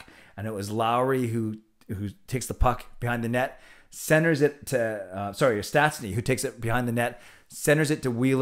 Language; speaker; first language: English; native; English